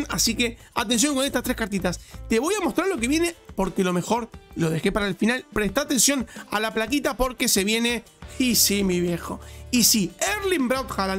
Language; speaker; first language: Spanish; native; Spanish